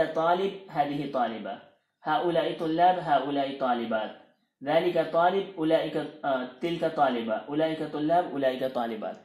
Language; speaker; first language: Arabic; non-native, fluent; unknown